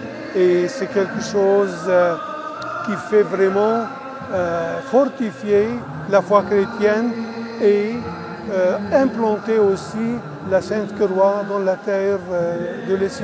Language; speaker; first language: French; non-native, local second language; Arabic